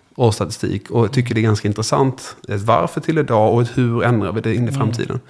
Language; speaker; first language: Swedish; native; Swedish